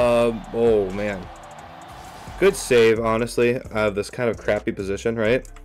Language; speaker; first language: English; native; English